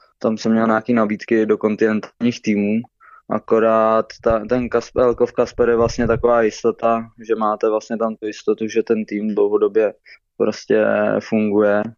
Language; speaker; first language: Czech; native; Czech